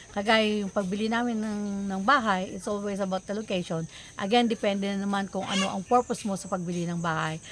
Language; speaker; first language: Filipino; non-native, local second language; Iloko